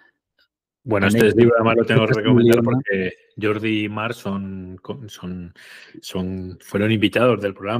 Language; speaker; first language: Spanish; native; Spanish